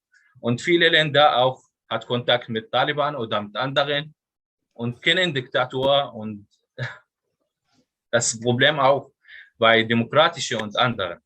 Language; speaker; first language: German; non-native, learner; Arabic